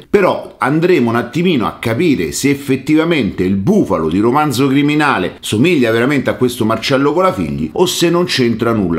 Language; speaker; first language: Italian; native; Italian